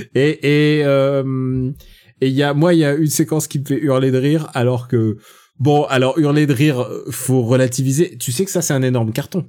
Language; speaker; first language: French; native; French